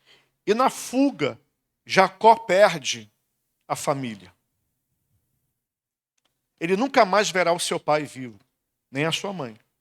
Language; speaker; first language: Portuguese; native; Portuguese